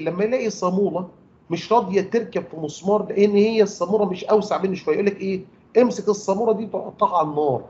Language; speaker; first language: Arabic; native; Arabic